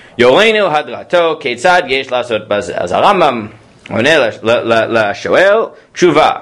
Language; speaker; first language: Hebrew; non-native, fluent; English